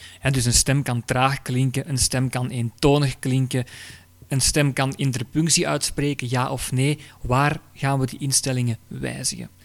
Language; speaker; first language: Dutch; native; Dutch